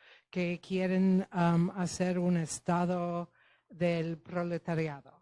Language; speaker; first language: Spanish; non-native, fluent; Polish